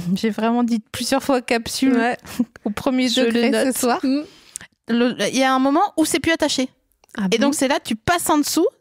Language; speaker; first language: French; native; French